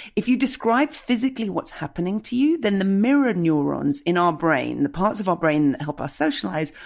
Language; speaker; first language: English; native; English